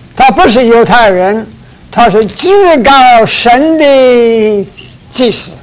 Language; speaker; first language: Chinese; early bilingual, heritage; Chinese